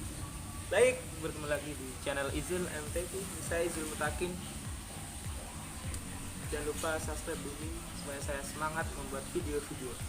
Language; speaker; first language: Indonesian; native; Indonesian